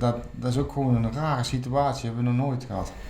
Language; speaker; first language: Dutch; native; Dutch